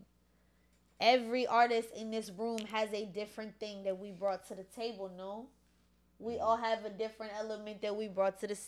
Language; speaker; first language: English; early bilingual, other home language; Spanish